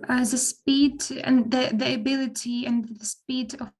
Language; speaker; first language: English; non-native, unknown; Ukrainian